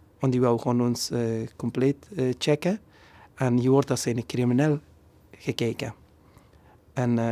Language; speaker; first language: Dutch; non-native, fluent; Persian